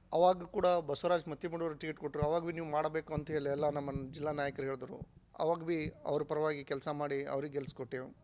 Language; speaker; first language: Kannada; non-native, local second language; Lambadi